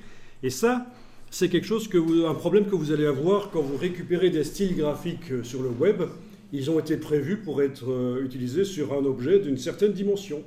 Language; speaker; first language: French; native; French